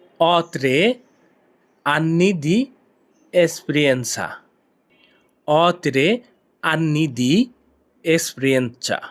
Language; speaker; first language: Italian; non-native, learner; Bangla